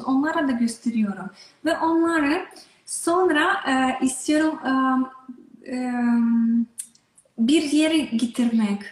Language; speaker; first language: Turkish; non-native, learner; Russian